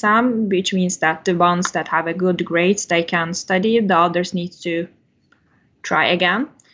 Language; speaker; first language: English; non-native, fluent; Turkish